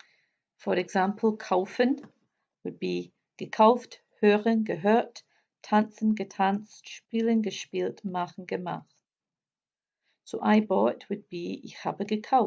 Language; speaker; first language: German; non-native, fluent; English